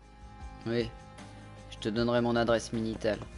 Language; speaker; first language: French; native; French